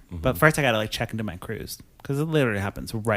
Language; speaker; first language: English; native; English